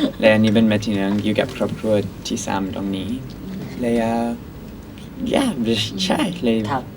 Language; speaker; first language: Thai; non-native, learner; English